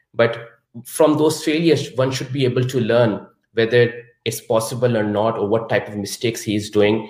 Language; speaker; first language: English; non-native, local second language; Urdu